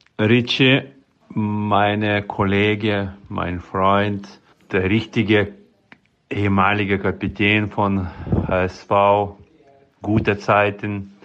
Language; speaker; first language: German; non-native, fluent; Lithuanian